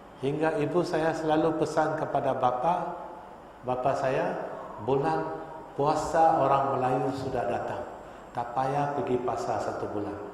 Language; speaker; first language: Malay; non-native, local second language; Tamil